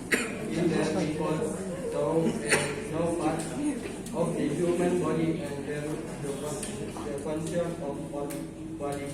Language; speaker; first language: English; non-native, learner; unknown